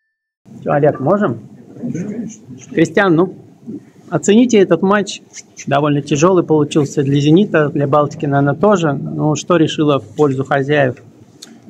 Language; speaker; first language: Russian; native; Russian